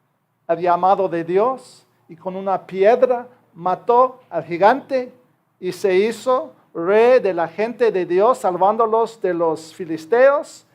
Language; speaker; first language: Spanish; non-native, fluent; English